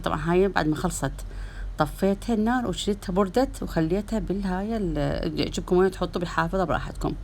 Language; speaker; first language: Arabic; native; Arabic